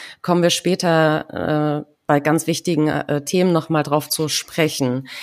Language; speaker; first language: German; native; German